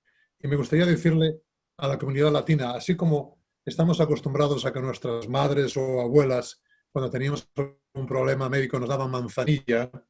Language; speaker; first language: Spanish; native; Spanish